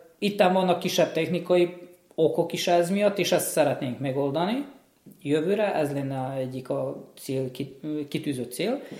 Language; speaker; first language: Hungarian; native; Hungarian